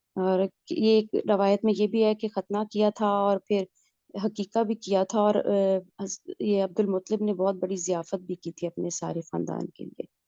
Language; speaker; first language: Urdu; native; Urdu